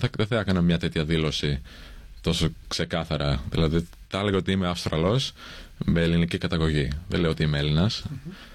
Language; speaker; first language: Greek; early bilingual, heritage; English